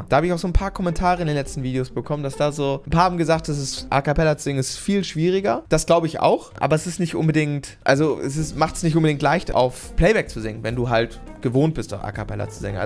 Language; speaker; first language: German; native; German